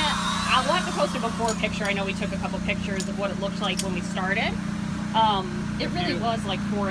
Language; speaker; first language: English; native; English